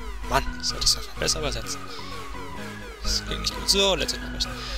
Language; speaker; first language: German; native; German